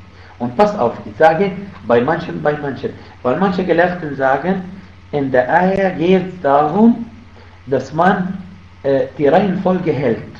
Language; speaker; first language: German; non-native, fluent; Arabic